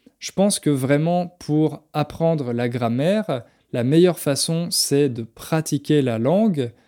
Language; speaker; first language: French; native; French